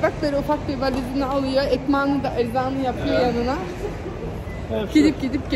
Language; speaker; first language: Turkish; early bilingual, heritage; Turkish